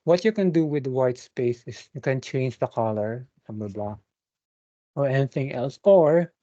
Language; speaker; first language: English; non-native, local second language; Filipino